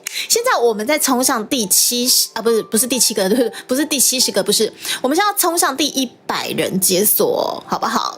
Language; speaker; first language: Chinese; native; Chinese